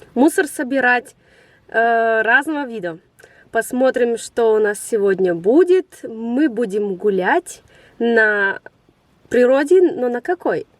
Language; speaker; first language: Russian; early bilingual, heritage; Russian